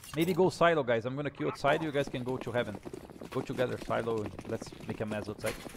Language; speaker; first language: English; non-native, fluent; Portuguese